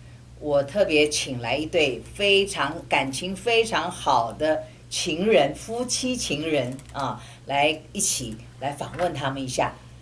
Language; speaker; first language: Chinese; native; Chinese